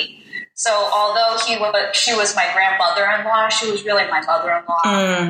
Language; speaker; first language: English; native; English